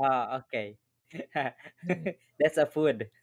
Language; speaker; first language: English; non-native, learner; Indonesian